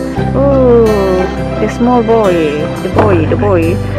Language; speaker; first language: English; non-native, learner; Indonesian